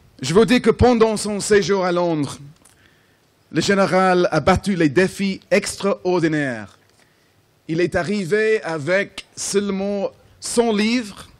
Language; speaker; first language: French; non-native, fluent; English